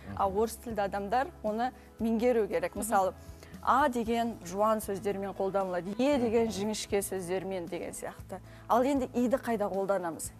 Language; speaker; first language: Kazakh; non-native, local second language; Uzbek